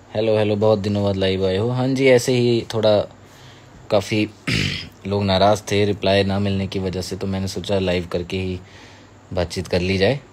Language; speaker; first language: Hindi; native; Hindi